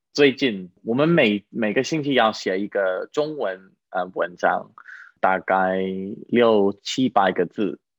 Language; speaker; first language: Chinese; non-native, fluent; English